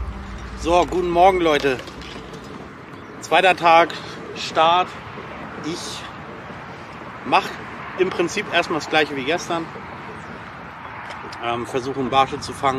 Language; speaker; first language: German; native; German